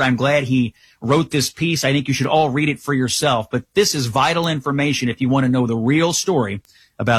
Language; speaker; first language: English; native; English